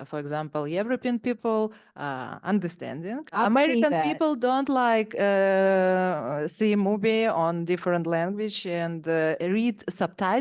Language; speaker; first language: English; non-native, learner; Ukrainian